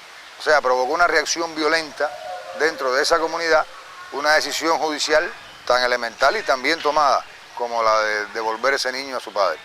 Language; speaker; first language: Spanish; native; Spanish